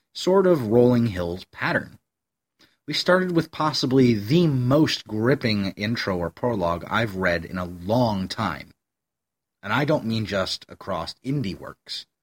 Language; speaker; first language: English; native; English